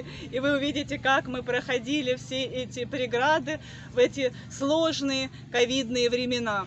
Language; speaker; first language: Russian; native; Russian